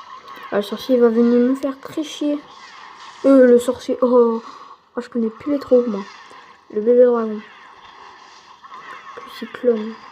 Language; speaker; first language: French; native; French